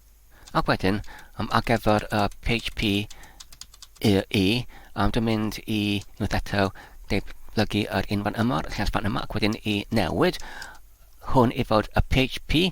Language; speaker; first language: Welsh; non-native, learner; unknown